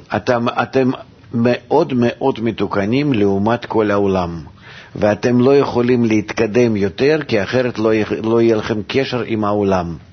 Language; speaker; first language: Hebrew; non-native, fluent; Russian